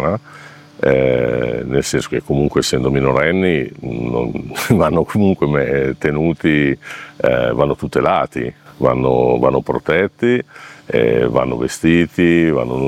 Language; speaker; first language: Italian; native; Italian